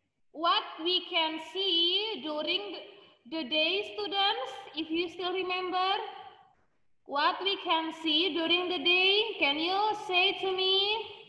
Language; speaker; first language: English; non-native, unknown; Indonesian